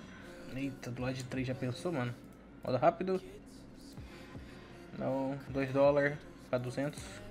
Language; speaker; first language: Portuguese; native; Portuguese